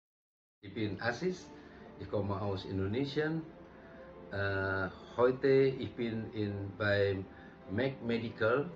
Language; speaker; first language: German; non-native, learner; Indonesian